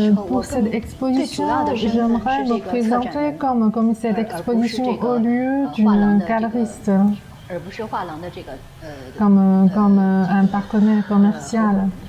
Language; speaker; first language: French; non-native, learner; Chinese